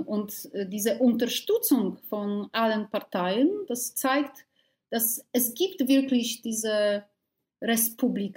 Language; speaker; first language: German; non-native, fluent; Polish